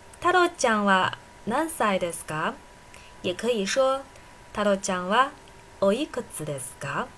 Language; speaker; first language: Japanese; non-native, fluent; Chinese